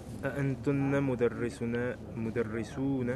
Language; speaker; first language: Arabic; non-native, learner; French